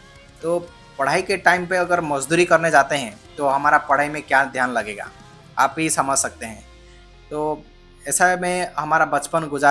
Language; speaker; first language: Hindi; non-native, local second language; Odia